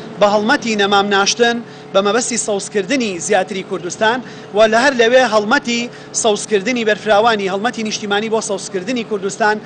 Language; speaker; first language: Central Kurdish; native; Central Kurdish